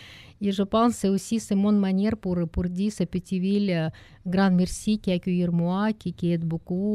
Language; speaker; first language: French; non-native, learner; Russian